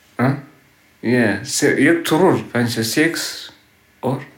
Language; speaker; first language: Swedish; non-native, learner; Tigrinya